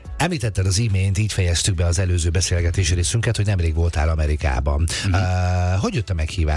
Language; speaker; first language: Hungarian; native; Hungarian